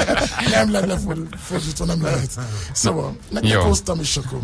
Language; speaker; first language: Hungarian; non-native, learner; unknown